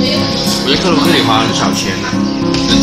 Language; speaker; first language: Chinese; native; Chinese